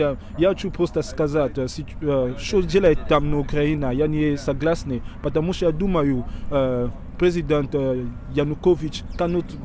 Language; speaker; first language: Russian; non-native, learner; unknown